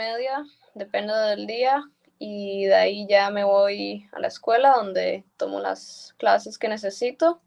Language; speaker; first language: Spanish; early bilingual, heritage; Spanish